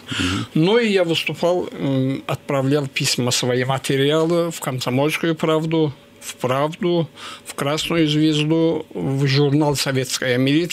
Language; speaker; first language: Russian; non-native, local second language; Azerbaijani